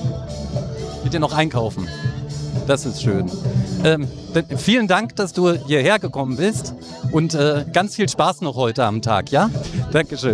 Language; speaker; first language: German; native; German